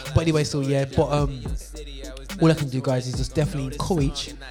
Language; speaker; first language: English; native; English